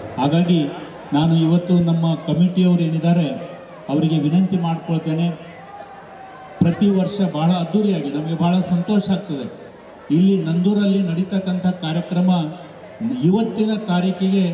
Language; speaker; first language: Kannada; non-native, local second language; Lambadi